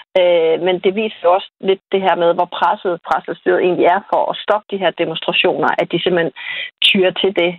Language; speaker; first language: Danish; native; Danish